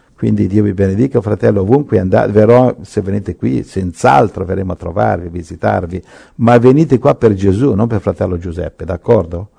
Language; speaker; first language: Italian; native; Italian